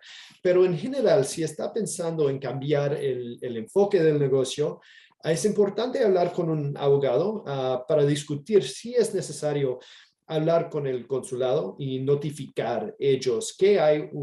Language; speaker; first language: Spanish; non-native, fluent; English